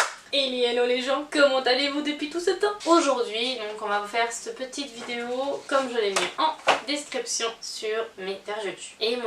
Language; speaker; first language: French; native; French